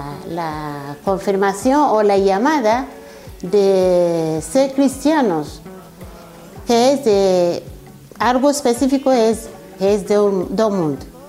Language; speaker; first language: Spanish; non-native, fluent; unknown